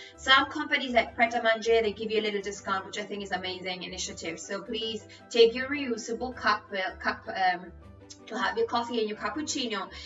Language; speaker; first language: English; non-native, fluent; Spanish